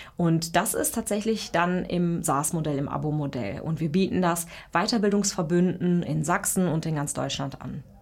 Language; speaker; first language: German; early bilingual, other home language; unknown